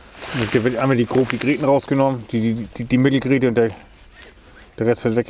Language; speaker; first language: German; native; German